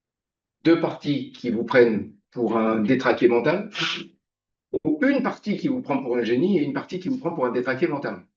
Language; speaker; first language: French; native; French